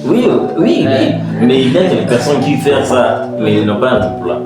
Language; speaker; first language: French; non-native, learner; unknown